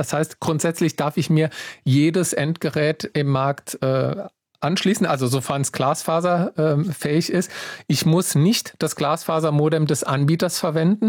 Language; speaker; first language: German; native; German